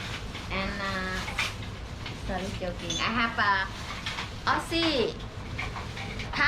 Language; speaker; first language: English; non-native, learner; Thai